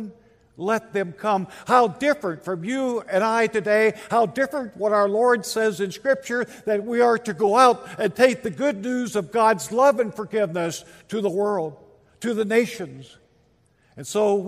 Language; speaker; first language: English; native; English